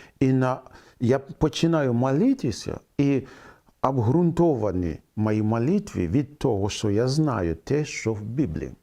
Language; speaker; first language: Ukrainian; non-native, fluent; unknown